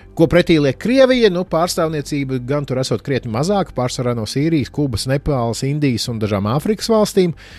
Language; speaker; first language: Latvian; native; Latvian